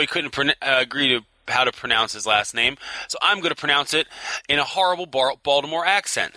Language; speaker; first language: English; native; English